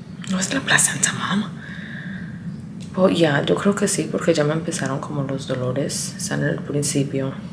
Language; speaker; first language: Spanish; early bilingual, heritage; Spanish